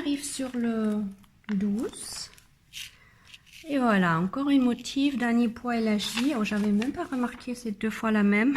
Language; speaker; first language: French; non-native, learner; German